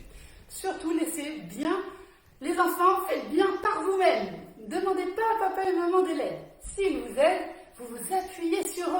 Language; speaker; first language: French; native; French